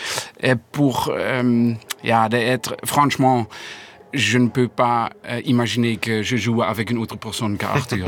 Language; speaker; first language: French; non-native, learner; Dutch